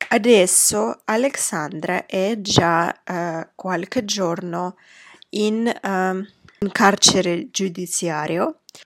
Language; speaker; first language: Italian; non-native, fluent; Russian